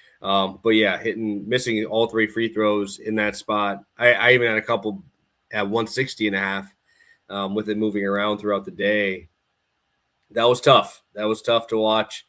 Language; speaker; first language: English; native; English